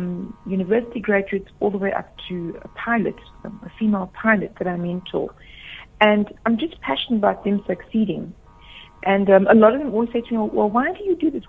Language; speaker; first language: English; native; English